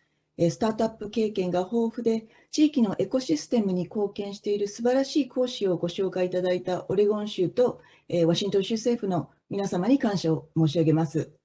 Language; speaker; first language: Japanese; native; Japanese